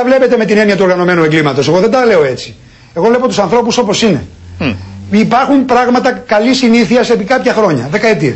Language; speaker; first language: Greek; native; Greek